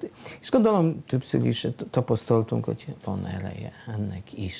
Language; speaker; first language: Hungarian; non-native, fluent; Polish